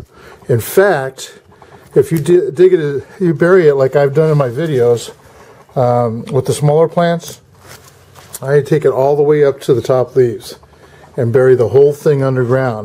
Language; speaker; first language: English; native; English